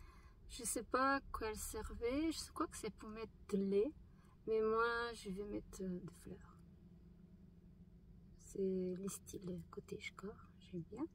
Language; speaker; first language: French; non-native, fluent; Portuguese